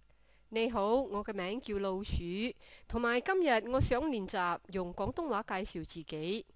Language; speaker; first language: Cantonese; non-native, learner; English